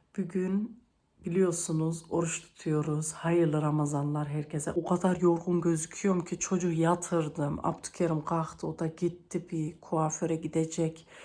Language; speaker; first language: Turkish; early bilingual, heritage; Turkish